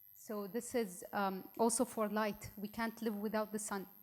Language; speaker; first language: English; non-native, local second language; Arabic